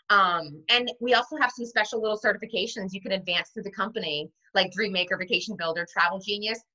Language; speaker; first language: English; native; English